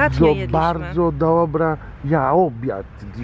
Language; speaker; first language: Polish; non-native, learner; Italian